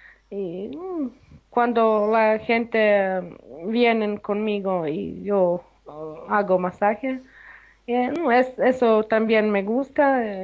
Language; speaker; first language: Spanish; non-native, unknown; Ukrainian